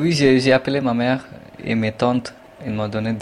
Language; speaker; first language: French; non-native, fluent; Bangla